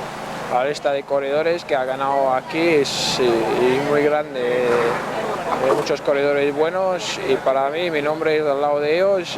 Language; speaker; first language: Spanish; non-native, learner; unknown